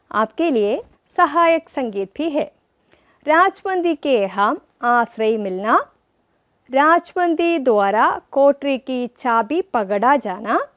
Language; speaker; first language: Hindi; non-native, local second language; Malayalam